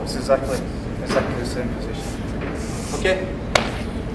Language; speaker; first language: English; native; English